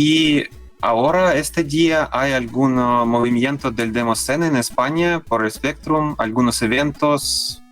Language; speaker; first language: Spanish; non-native, learner; Russian